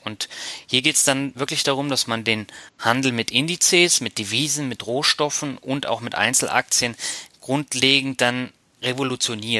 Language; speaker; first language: German; native; German